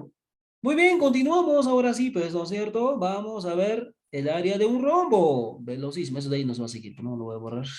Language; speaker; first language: Spanish; native; Spanish